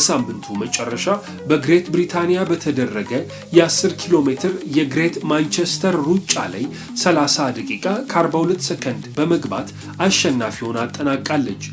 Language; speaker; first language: Amharic; native; Amharic